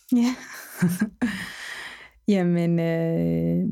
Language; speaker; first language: Danish; early bilingual, other home language; Arabic